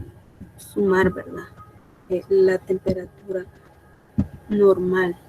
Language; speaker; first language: Spanish; native; Spanish